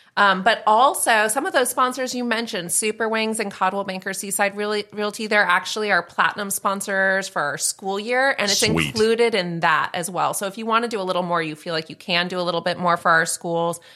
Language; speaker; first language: English; native; English